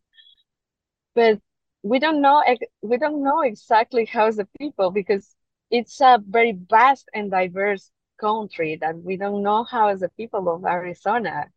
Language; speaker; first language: English; non-native, fluent; Spanish